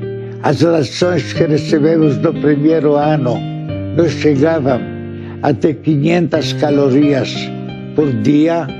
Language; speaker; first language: Portuguese; non-native, fluent; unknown